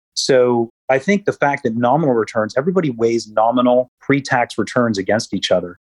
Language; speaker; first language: English; native; English